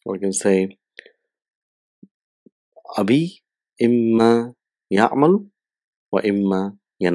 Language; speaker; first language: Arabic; non-native, fluent; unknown